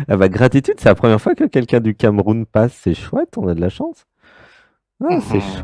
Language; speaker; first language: French; native; French